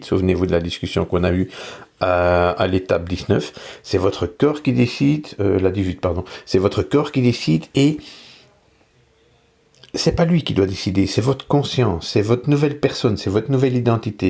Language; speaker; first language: French; native; French